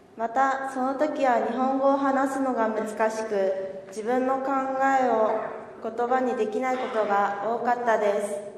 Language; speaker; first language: Japanese; early bilingual, other home language; Chinese